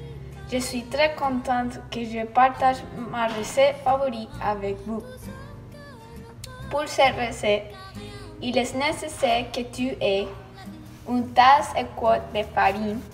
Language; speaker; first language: French; non-native, learner; English